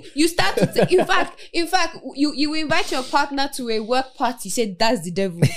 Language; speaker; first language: English; non-native, local second language; Yoruba